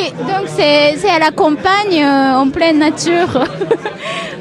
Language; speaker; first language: French; non-native, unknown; Japanese